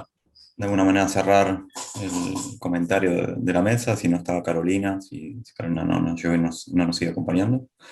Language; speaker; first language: Spanish; native; Spanish